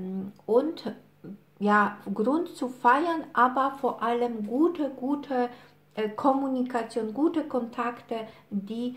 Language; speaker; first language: German; non-native, fluent; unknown